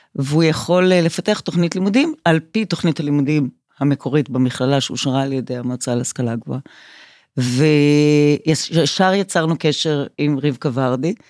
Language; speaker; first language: Hebrew; native; Hebrew